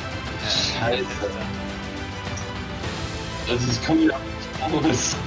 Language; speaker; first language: German; native; German